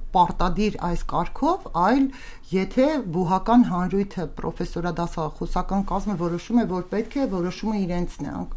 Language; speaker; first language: Armenian; native; Armenian